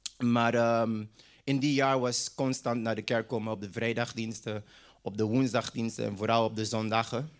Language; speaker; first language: Dutch; non-native, local second language; English